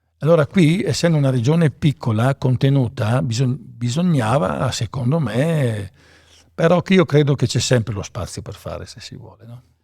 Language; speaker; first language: Italian; native; Italian